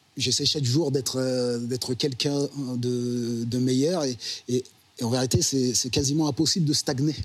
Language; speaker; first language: French; native; French